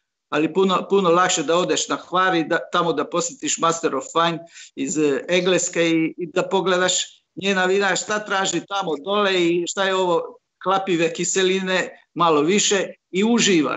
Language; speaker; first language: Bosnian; non-native, local second language; Hungarian